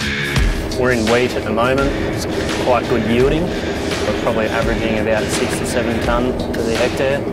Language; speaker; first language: English; native; English